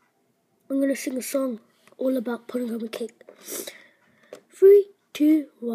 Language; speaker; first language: English; native; English